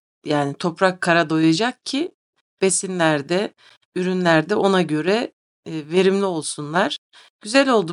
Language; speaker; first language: Turkish; native; Turkish